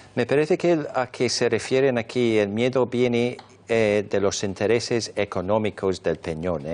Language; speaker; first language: Spanish; non-native, fluent; English